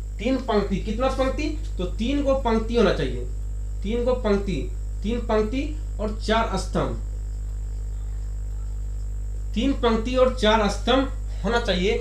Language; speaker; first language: Hindi; native; Hindi